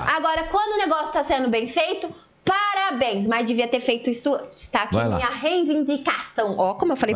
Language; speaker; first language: Portuguese; native; Portuguese